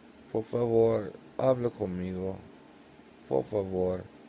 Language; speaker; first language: Spanish; non-native, learner; English